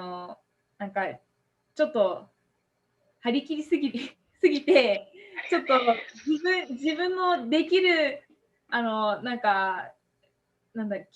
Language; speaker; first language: Japanese; non-native, fluent; English